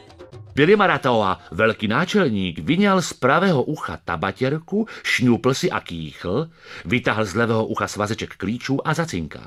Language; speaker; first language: Czech; native; Czech